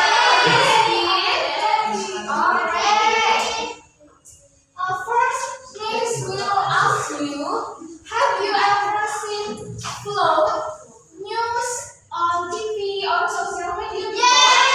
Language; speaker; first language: English; non-native, learner; Indonesian